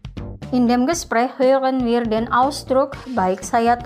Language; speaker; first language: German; non-native, fluent; Indonesian